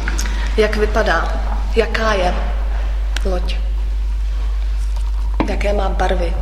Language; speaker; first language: Czech; non-native, fluent; German